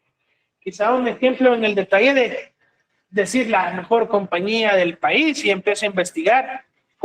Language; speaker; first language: Spanish; native; Spanish